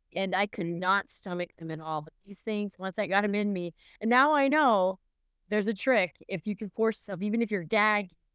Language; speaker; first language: English; native; English